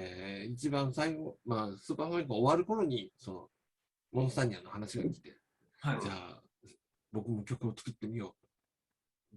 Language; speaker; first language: Japanese; native; Japanese